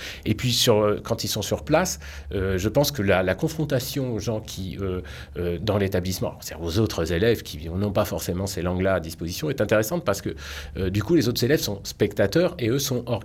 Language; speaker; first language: French; native; French